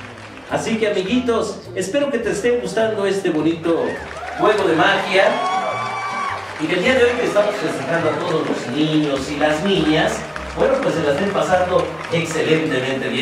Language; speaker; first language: Spanish; native; Spanish